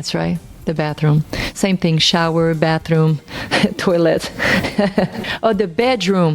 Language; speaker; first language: English; non-native, local second language; French